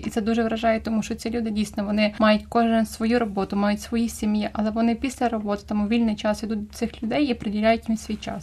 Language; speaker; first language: Ukrainian; native; Ukrainian